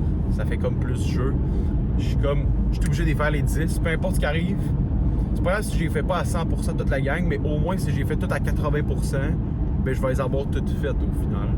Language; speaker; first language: French; native; French